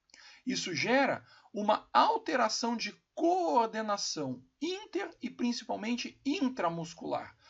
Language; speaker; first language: Portuguese; native; Portuguese